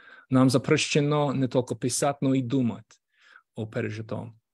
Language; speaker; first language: Ukrainian; non-native, fluent; English